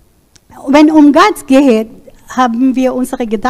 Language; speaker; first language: German; non-native, learner; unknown